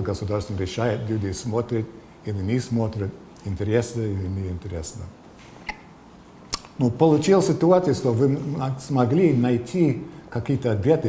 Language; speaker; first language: Russian; non-native, fluent; English